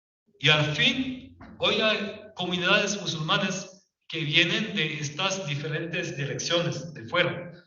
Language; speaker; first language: Spanish; non-native, fluent; French